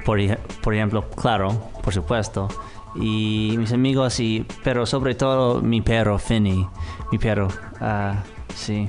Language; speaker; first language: Spanish; non-native, fluent; English